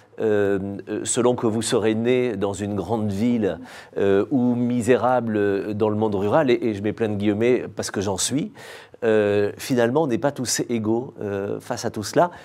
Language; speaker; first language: French; native; French